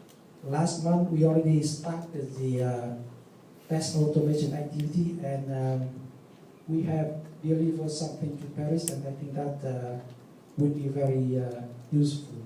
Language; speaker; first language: English; non-native, fluent; Vietnamese